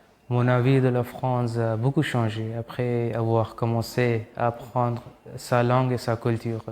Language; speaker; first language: French; non-native, fluent; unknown